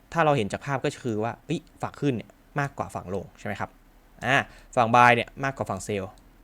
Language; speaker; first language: Thai; native; Thai